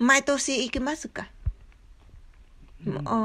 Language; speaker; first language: Japanese; non-native, learner; Vietnamese